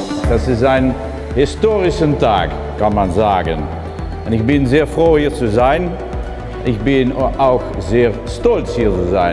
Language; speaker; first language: Dutch; non-native, learner; German